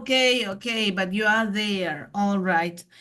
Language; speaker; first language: English; non-native, fluent; Spanish